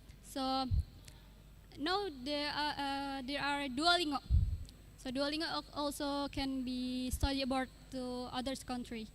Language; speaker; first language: English; non-native, learner; Indonesian